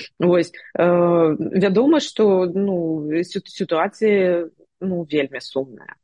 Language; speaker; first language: Belarusian; non-native, local second language; Russian